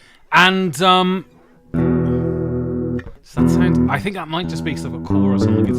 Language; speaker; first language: English; native; English